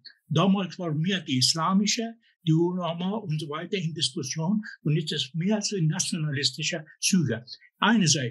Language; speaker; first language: German; non-native, fluent; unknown